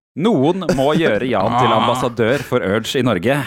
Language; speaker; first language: Norwegian; native; Norwegian